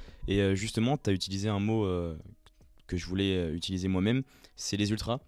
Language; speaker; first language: French; native; French